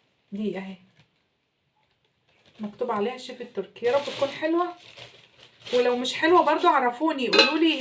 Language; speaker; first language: Arabic; native; Arabic